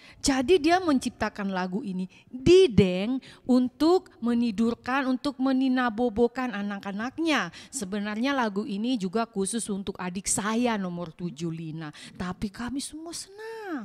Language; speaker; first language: Indonesian; native; Indonesian